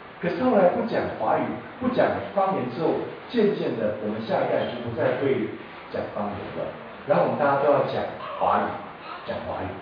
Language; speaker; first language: Chinese; non-native, local second language; Min Nan Chinese